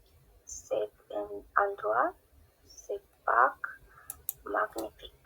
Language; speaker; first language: French; non-native, learner; Spanish